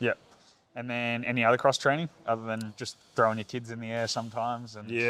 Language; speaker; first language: English; native; English